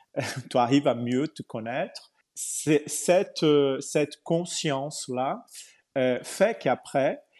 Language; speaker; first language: French; non-native, fluent; Portuguese